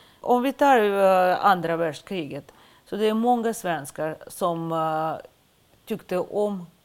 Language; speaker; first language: Swedish; non-native, fluent; Russian